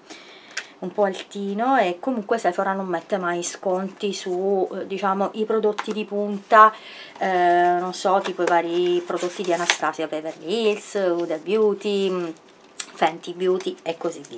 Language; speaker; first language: Italian; native; Italian